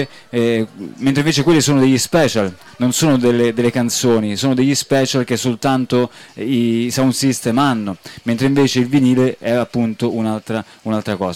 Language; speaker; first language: Italian; native; Italian